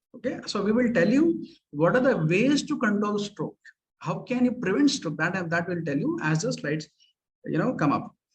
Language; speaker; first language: English; non-native, local second language; Kannada